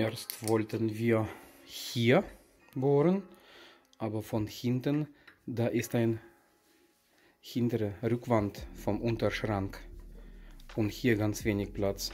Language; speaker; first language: German; non-native, learner; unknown